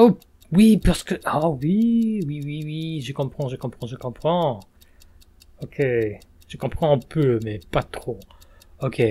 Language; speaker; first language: French; non-native, fluent; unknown